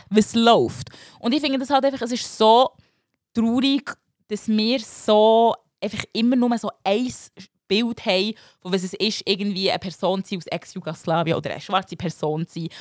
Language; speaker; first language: German; early bilingual, other home language; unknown